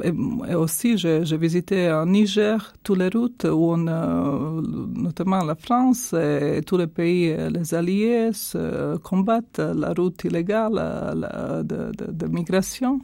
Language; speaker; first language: French; non-native, fluent; Croatian